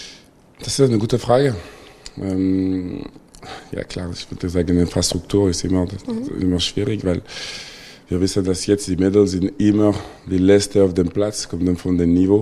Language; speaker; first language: German; non-native, local second language; French